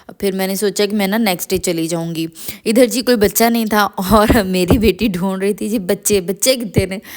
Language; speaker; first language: Urdu; native; Urdu